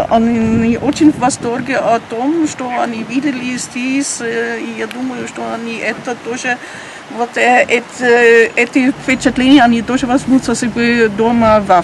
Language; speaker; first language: Russian; non-native, fluent; German